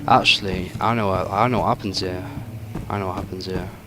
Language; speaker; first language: English; native; English